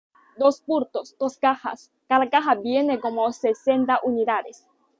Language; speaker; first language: Spanish; non-native, learner; Chinese